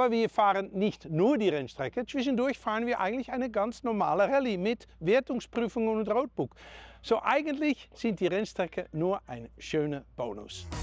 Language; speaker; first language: German; native; German